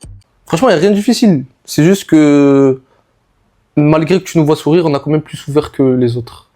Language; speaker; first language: French; native; French